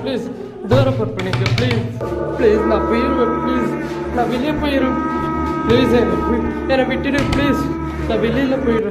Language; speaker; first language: Tamil; non-native, local second language; Kannada